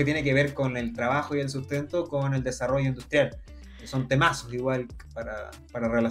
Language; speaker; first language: Spanish; native; Spanish